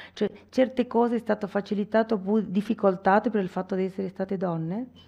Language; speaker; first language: Italian; non-native, fluent; Spanish